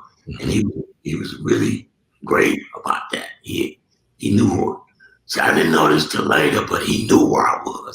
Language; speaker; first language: English; native; English